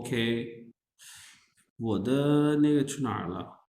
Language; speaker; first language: Chinese; non-native, learner; Urdu